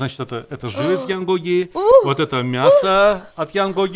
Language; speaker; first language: Russian; native; Russian